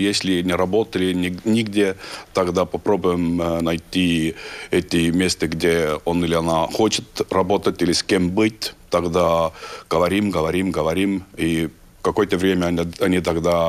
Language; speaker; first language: Russian; non-native, learner; Estonian